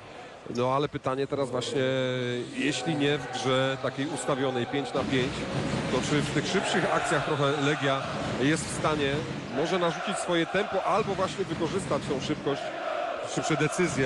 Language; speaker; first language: Polish; native; Polish